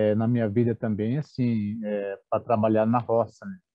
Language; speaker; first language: Portuguese; non-native, local second language; Guarani